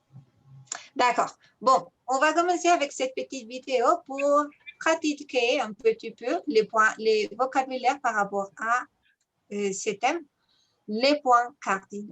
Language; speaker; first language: French; non-native, fluent; Spanish